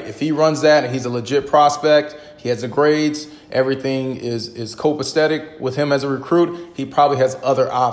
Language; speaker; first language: English; native; English